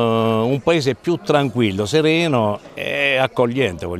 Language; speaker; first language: Italian; native; Italian